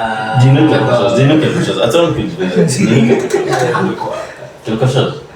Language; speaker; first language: French; non-native, learner; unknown